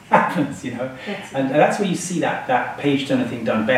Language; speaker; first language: English; native; English